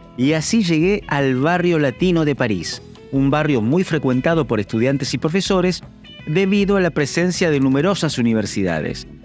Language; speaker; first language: Spanish; native; Spanish